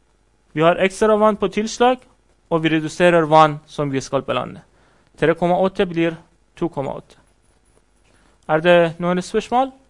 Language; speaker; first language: Norwegian; non-native, fluent; Persian